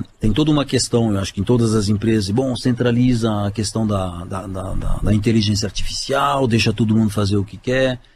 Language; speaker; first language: Portuguese; non-native, fluent; French